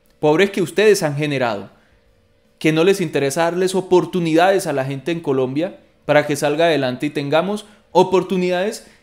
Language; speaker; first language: Spanish; native; Spanish